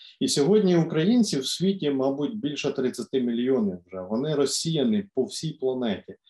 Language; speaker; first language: Ukrainian; native; Ukrainian